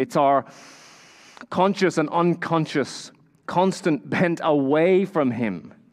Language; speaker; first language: English; native; English